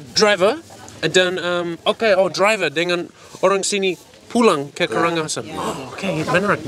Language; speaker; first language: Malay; non-native, learner; English